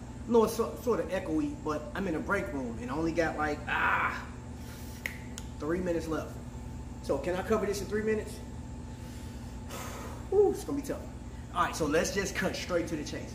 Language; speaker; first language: English; native; English